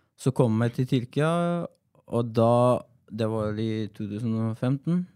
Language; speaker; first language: Norwegian; non-native, fluent; Persian